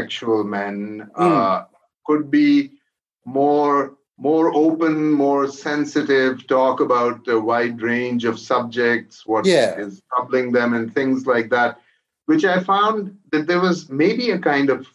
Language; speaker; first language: English; non-native, local second language; Urdu